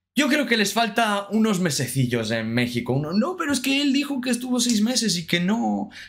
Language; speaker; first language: Spanish; non-native, fluent; Ukrainian